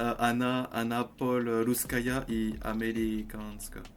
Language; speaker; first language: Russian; non-native, learner; French